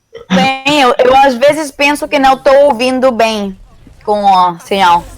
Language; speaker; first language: Portuguese; non-native, learner; Spanish